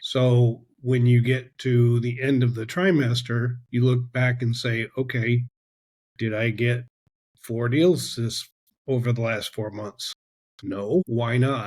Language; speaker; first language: English; native; English